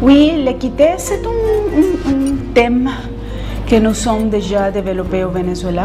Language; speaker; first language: French; non-native, fluent; Spanish